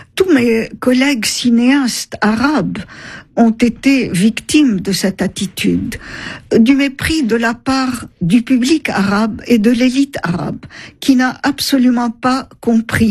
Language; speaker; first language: French; non-native, local second language; Arabic